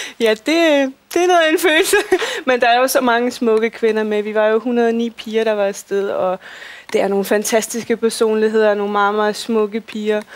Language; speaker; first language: Danish; early bilingual, other home language; Russian